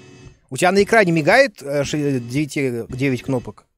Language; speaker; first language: Russian; native; Russian